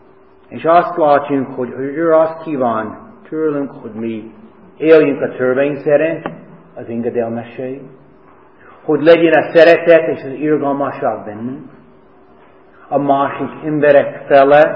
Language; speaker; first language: Hungarian; non-native, fluent; English